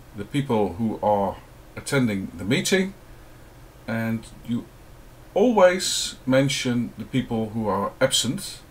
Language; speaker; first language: English; non-native, fluent; Dutch